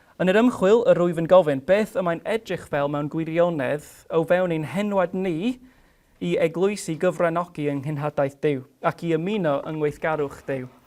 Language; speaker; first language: Welsh; non-native, fluent; English